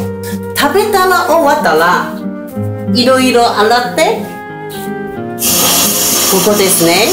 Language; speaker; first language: Japanese; non-native, learner; Chinese